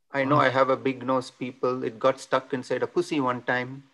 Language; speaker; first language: English; non-native, local second language; Tamil